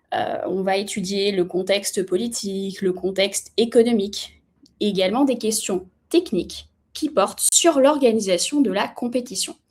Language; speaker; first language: French; native; French